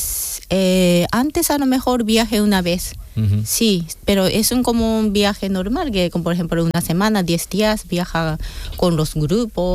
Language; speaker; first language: Spanish; non-native, fluent; Japanese